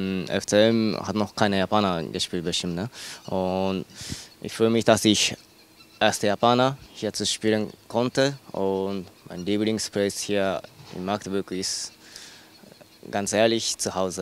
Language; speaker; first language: German; non-native, learner; Japanese